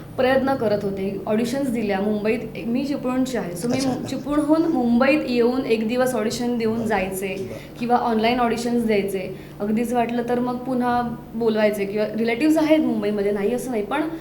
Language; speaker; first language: Marathi; native; Marathi